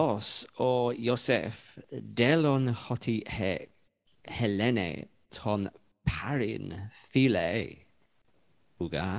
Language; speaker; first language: Greek; non-native, learner; English